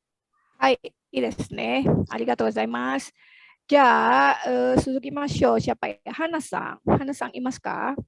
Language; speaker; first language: Japanese; non-native, fluent; Indonesian